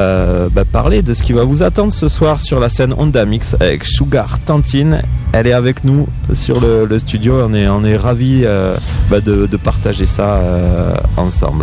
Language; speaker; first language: French; native; French